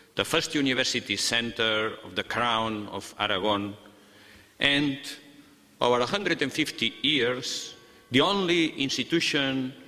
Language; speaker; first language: English; non-native, fluent; Catalan